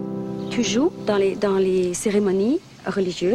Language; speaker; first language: French; native; French